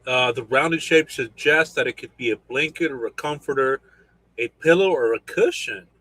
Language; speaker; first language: English; native; English